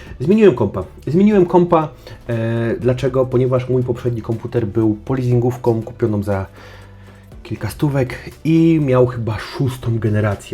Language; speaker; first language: Polish; native; Polish